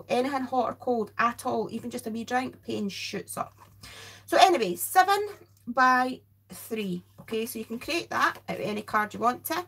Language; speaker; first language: English; native; English